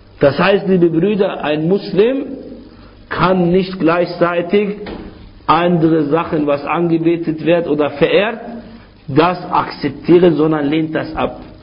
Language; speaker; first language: German; non-native, fluent; Arabic